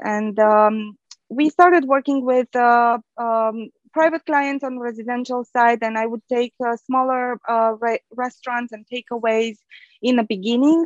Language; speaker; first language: English; non-native, fluent; Romanian